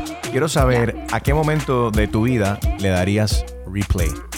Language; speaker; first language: Spanish; early bilingual, heritage; Spanish